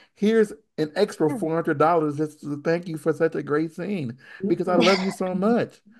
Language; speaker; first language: English; native; English